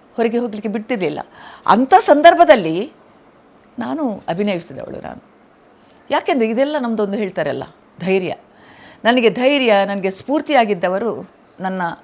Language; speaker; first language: Kannada; non-native, local second language; Tulu